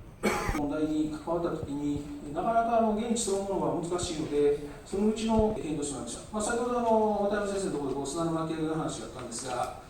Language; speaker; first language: Japanese; native; Japanese